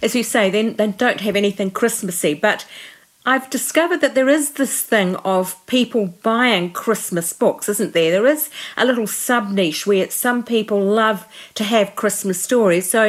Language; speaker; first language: English; native; English